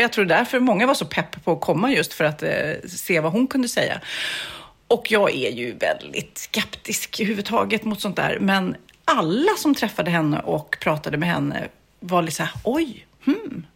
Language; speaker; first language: Swedish; native; Swedish